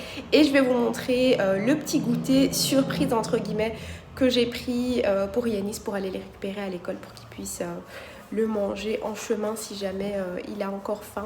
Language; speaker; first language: French; native; French